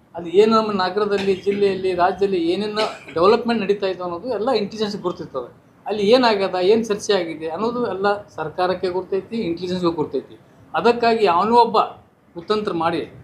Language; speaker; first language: Kannada; native; Kannada